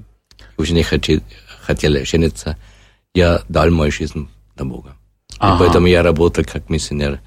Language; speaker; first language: Russian; non-native, learner; German